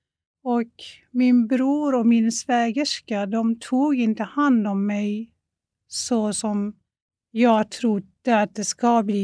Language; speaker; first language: Swedish; non-native, fluent; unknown